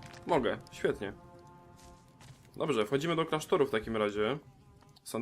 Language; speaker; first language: Polish; native; Polish